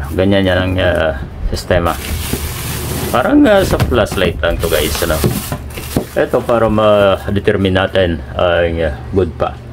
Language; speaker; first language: Filipino; non-native, local second language; Bikol